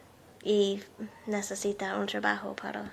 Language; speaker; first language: Spanish; non-native, learner; English